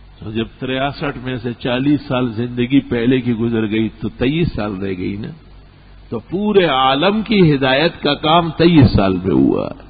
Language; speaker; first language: Urdu; non-native, local second language; Pashto